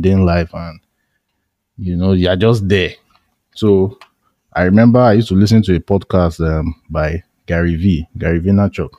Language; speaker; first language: English; non-native, local second language; Yoruba